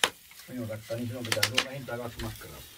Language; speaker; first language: Finnish; native; Finnish